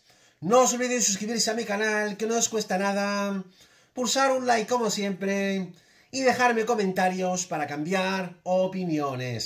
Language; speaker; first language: Spanish; native; Spanish